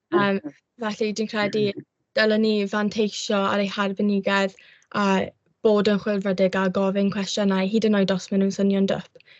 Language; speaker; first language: Welsh; non-native, local second language; English